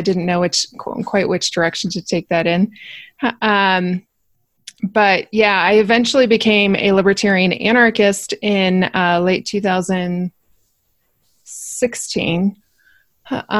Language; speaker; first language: English; native; English